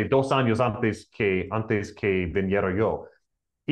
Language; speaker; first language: Spanish; non-native, learner; English